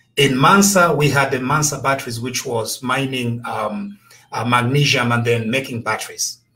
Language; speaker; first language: English; non-native, local second language; Bemba